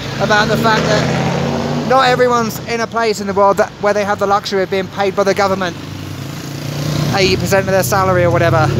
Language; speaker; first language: English; native; English